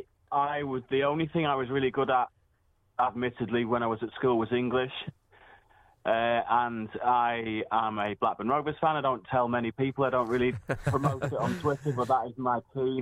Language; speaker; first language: English; native; English